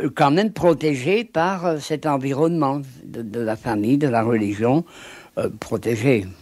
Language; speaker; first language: French; native; French